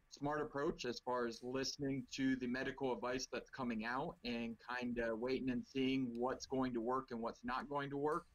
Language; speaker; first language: English; native; English